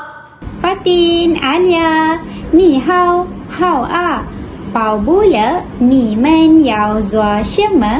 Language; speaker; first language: Chinese; non-native, learner; Malay